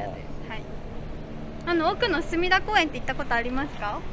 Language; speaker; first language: Japanese; native; Japanese